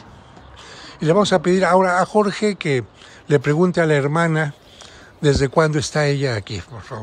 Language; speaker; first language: Spanish; native; Spanish